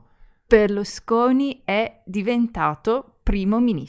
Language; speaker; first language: Italian; non-native, learner; English